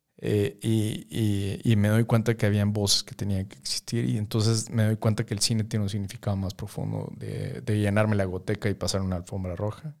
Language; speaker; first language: Spanish; native; Spanish